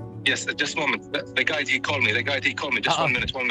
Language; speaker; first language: English; non-native, fluent; Arabic